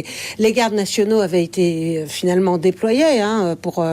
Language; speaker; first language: French; native; French